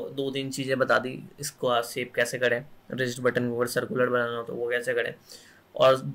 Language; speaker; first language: Hindi; native; Hindi